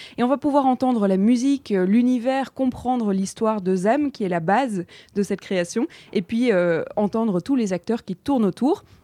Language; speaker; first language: French; native; French